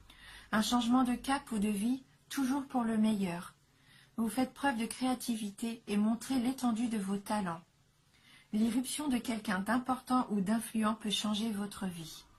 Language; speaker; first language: French; native; French